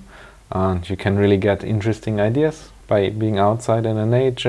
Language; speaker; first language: English; non-native, fluent; German